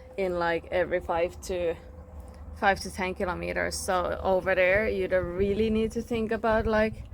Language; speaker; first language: English; non-native, fluent; Finnish